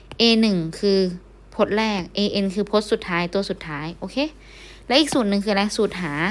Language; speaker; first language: Thai; native; Thai